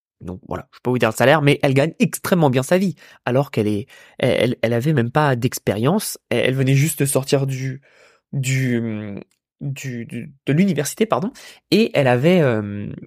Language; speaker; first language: French; native; French